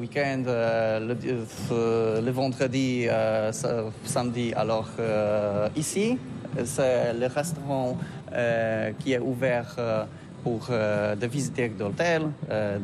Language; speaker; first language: French; non-native, fluent; Polish